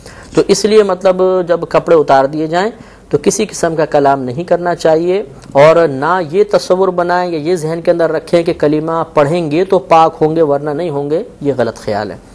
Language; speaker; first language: Urdu; native; Urdu